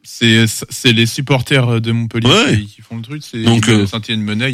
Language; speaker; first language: French; native; French